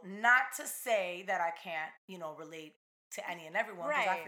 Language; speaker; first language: English; early bilingual, other home language; Spanish